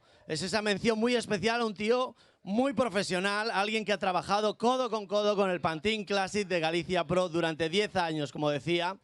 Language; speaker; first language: Spanish; native; Spanish